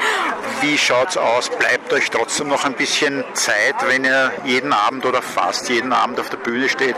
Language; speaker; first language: German; native; German